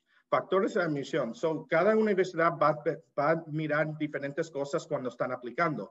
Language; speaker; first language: Spanish; early bilingual, heritage; Spanish